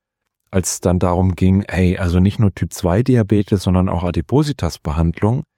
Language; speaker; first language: German; native; German